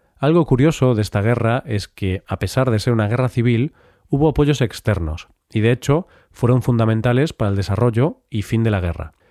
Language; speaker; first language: Spanish; native; Spanish